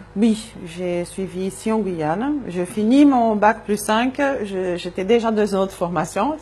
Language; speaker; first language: French; non-native, fluent; Portuguese